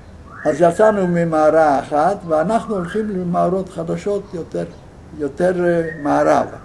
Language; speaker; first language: Hebrew; non-native, fluent; Yiddish